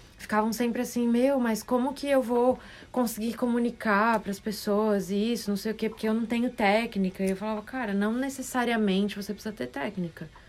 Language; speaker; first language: Portuguese; native; Portuguese